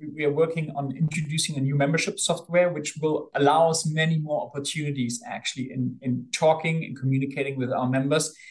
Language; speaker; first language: English; non-native, fluent; German